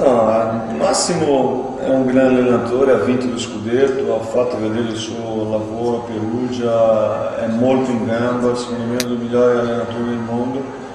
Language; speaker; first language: Italian; non-native, fluent; Portuguese